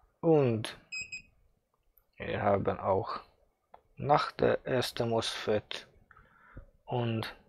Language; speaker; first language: German; non-native, fluent; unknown